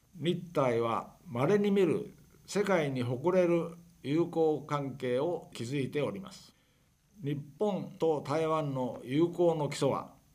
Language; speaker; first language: Japanese; native; Japanese